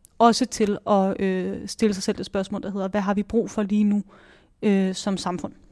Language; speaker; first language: Danish; native; Danish